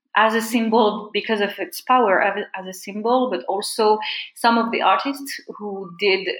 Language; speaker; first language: English; non-native, fluent; French